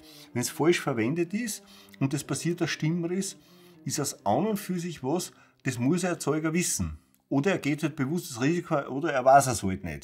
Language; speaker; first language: German; native; German